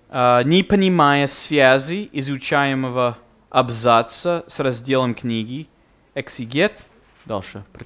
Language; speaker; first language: Russian; non-native, fluent; English